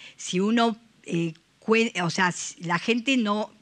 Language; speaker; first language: Spanish; non-native, fluent; French